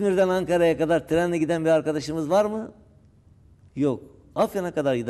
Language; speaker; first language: Turkish; native; Turkish